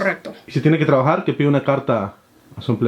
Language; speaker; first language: Spanish; native; Spanish